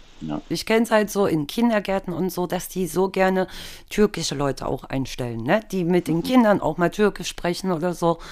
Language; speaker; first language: German; native; German